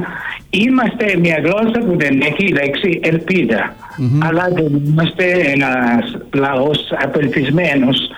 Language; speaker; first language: Greek; non-native, fluent; Italian